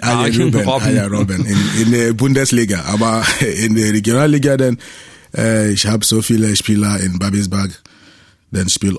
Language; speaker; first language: German; non-native, learner; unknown